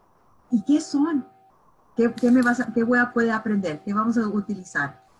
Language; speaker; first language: Spanish; early bilingual, heritage; Spanish